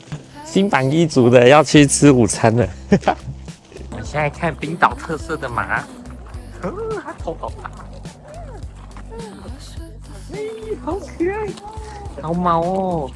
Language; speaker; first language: Chinese; native; Chinese